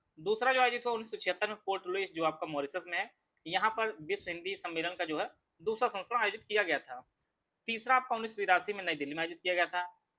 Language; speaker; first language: Hindi; native; Hindi